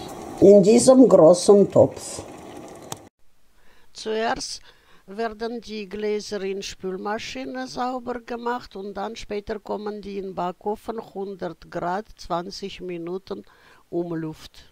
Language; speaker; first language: German; non-native, fluent; Russian